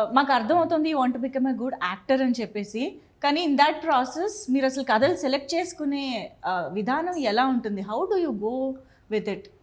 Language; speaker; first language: Telugu; native; Telugu